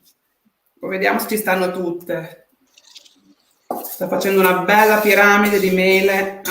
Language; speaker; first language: Italian; native; Italian